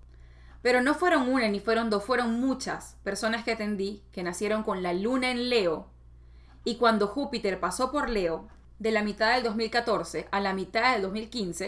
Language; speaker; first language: Spanish; native; Spanish